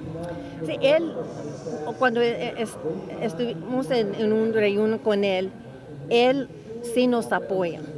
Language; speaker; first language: Spanish; early bilingual, heritage; English